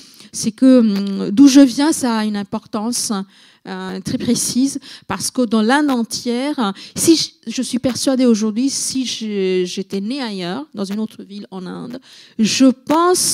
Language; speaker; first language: French; non-native, fluent; Bangla